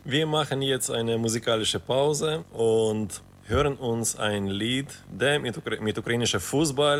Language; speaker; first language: German; non-native, fluent; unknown